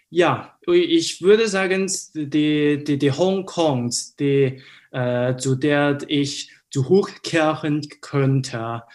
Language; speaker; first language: German; non-native, learner; Cantonese